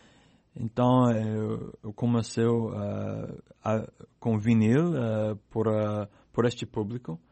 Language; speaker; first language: Portuguese; non-native, learner; English